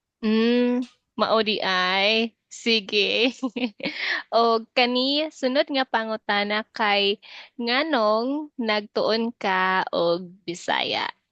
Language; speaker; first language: Cebuano; native; Cebuano